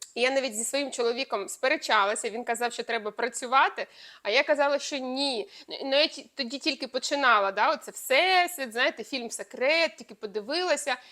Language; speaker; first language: Ukrainian; non-native, local second language; Russian